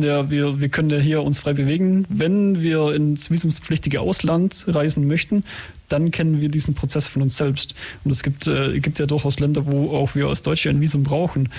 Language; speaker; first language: German; native; German